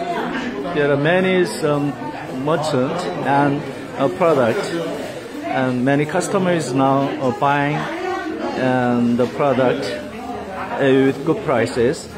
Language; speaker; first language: English; non-native, learner; Korean